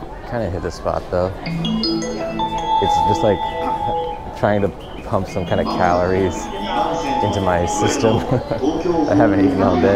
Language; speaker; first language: English; native; English